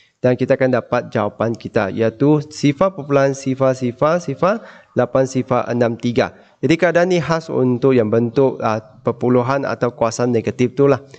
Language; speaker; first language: Malay; non-native, local second language; Chinese